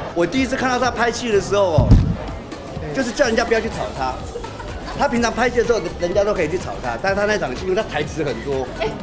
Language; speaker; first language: Chinese; native; Chinese